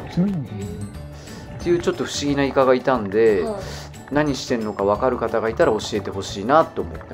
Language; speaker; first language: Japanese; native; Japanese